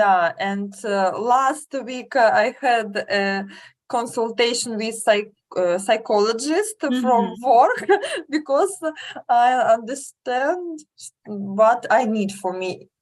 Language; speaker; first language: English; non-native, learner; Russian